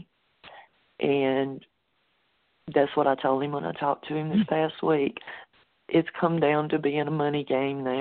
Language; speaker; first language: English; native; English